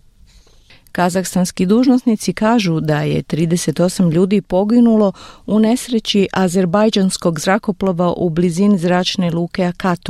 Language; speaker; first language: Croatian; native; Croatian